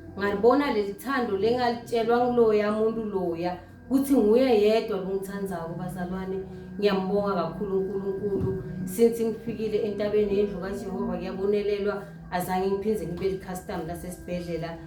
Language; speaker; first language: Zulu; non-native, local second language; South Ndebele